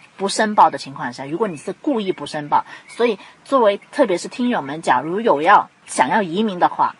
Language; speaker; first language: Chinese; non-native, local second language; Cantonese